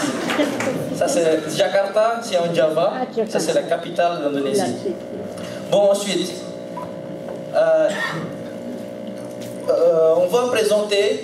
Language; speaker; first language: French; non-native, learner; Indonesian